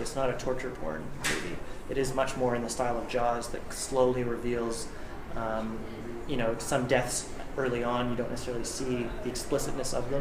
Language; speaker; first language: English; native; English